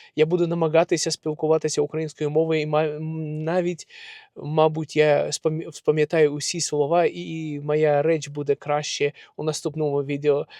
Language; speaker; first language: Ukrainian; non-native, local second language; Russian